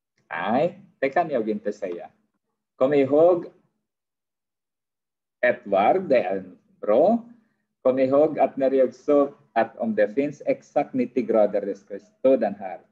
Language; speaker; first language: Swedish; non-native, fluent; Arabic